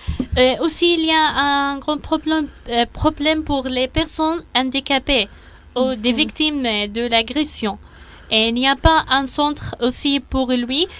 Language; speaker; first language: French; non-native, learner; Arabic